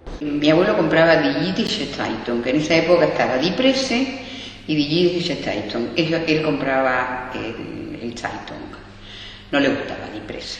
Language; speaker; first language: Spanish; early bilingual, other home language; Yiddish